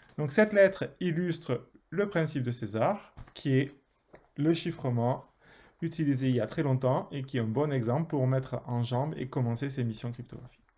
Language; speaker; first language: French; native; French